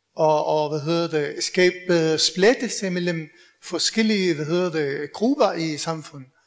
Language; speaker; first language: Danish; non-native, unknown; Arabic